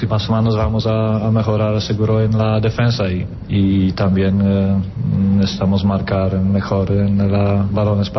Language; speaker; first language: Spanish; non-native, learner; Polish